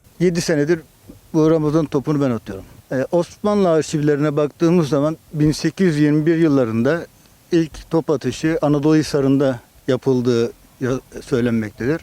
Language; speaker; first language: Turkish; native; Turkish